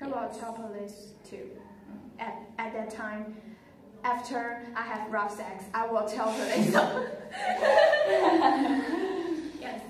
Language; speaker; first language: English; non-native, learner; Chinese